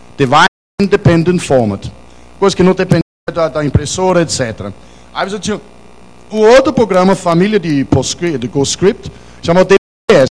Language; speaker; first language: Portuguese; non-native, fluent; Danish